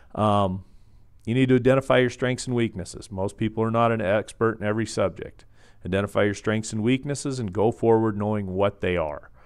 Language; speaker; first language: English; native; English